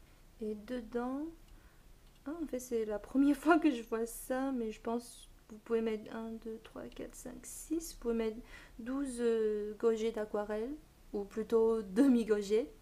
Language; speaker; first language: French; non-native, fluent; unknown